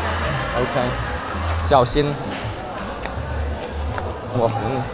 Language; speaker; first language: Chinese; non-native, fluent; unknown